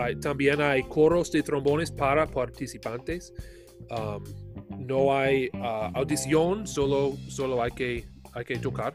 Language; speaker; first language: Spanish; non-native, learner; English